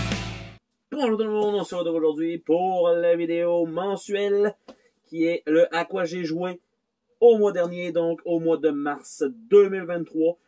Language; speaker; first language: French; native; French